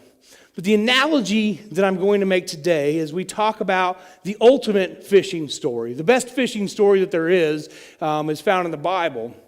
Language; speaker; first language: English; native; English